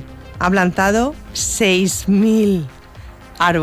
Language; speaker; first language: Spanish; native; Spanish